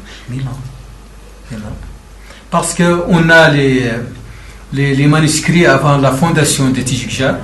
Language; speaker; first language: French; non-native, local second language; Arabic